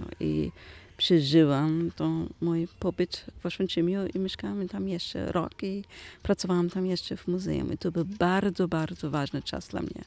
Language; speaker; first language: Polish; non-native, learner; German